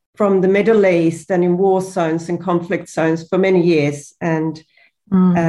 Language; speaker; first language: English; non-native, fluent; Swedish